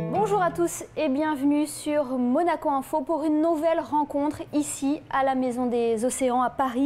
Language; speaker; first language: French; native; French